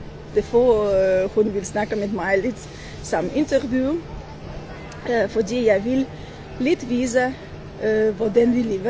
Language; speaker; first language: Danish; non-native, learner; Armenian